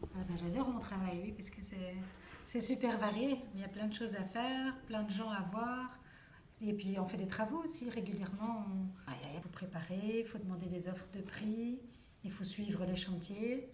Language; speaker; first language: French; native; French